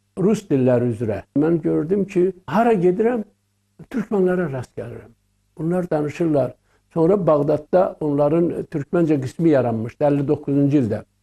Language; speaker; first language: Azerbaijani; native; Azerbaijani